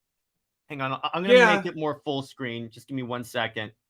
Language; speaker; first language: English; native; English